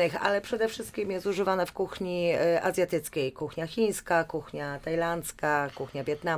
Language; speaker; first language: Polish; native; Polish